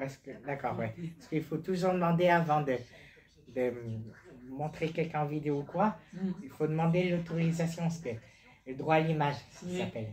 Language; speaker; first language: French; native; French